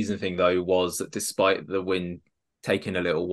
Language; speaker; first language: English; native; English